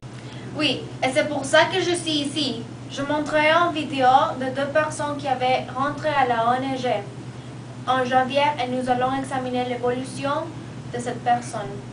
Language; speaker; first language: French; non-native, learner; Spanish